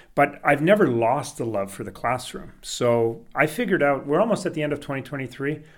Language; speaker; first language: English; early bilingual, other home language; Swedish